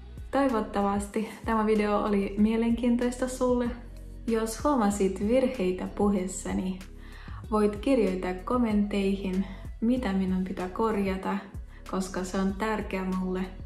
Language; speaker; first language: Finnish; non-native, learner; Russian